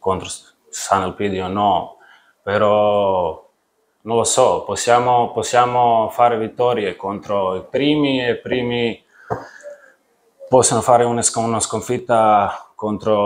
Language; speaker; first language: Italian; non-native, learner; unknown